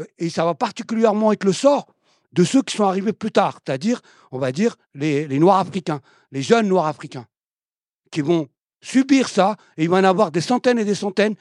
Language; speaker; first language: French; early bilingual, other home language; Arabic